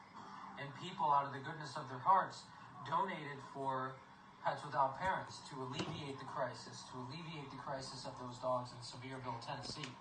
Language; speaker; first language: English; native; English